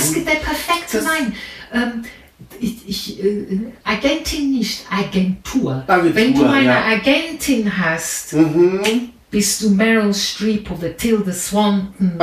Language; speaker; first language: German; non-native, fluent; English